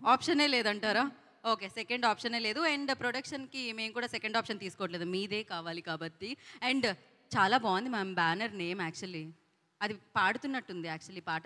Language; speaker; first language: Telugu; native; Telugu